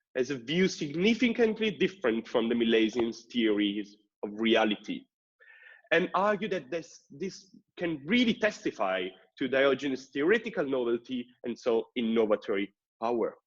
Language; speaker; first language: English; non-native, fluent; Italian